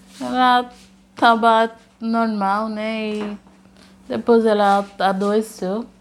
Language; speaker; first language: Portuguese; non-native, fluent; Haitian Creole